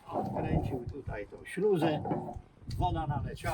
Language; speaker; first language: Polish; native; Polish